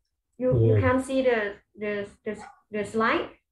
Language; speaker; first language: English; non-native, fluent; Thai